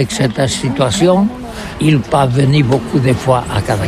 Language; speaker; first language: French; non-native, learner; Catalan